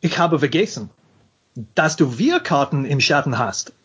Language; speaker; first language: German; non-native, learner; English